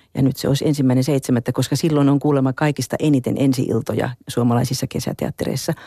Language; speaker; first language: Finnish; native; Finnish